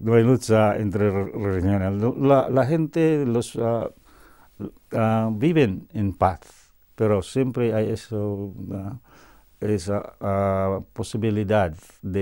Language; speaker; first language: Spanish; non-native, fluent; Cebuano